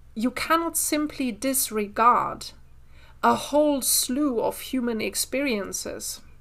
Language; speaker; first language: English; non-native, fluent; German